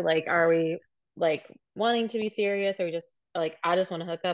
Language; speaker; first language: English; native; English